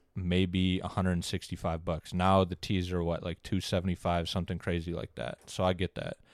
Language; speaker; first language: English; native; English